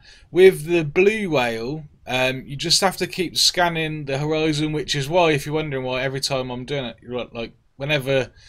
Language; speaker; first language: English; native; English